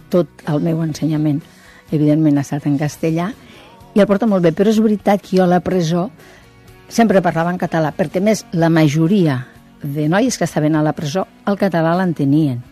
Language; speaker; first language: Catalan; native; Catalan